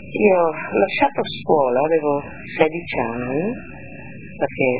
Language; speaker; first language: Italian; non-native, local second language; Venetian